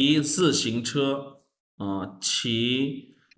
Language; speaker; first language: Chinese; non-native, fluent; Urdu